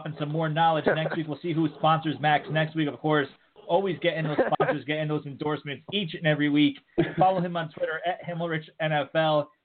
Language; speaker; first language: English; native; English